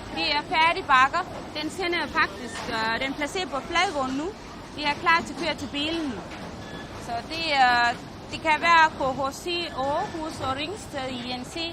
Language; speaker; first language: Danish; non-native, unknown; Tamil